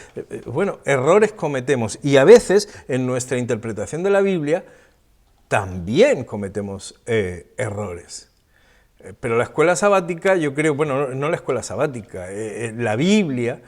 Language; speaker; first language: Spanish; native; Spanish